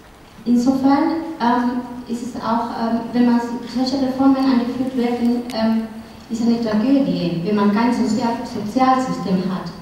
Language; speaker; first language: German; non-native, fluent; Spanish